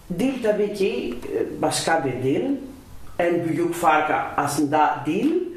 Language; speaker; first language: Turkish; non-native, learner; Greek